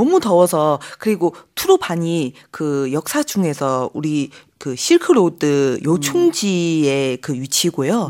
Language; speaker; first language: Korean; non-native, fluent; Chinese